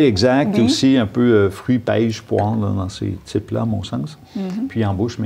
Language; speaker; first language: French; native; French